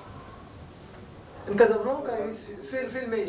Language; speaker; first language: Dutch; non-native, learner; Arabic